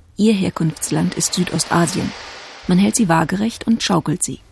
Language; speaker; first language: German; native; German